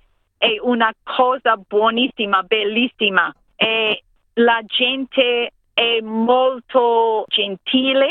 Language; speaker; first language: Italian; non-native, fluent; English